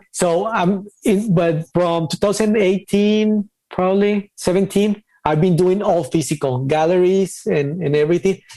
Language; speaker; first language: English; non-native, fluent; Spanish